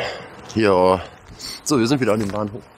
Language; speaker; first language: German; native; German